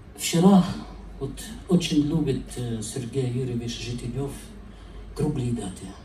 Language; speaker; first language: Russian; non-native, fluent; Arabic